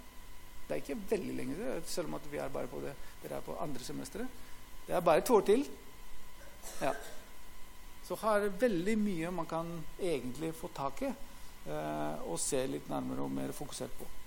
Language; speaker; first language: Norwegian; non-native, fluent; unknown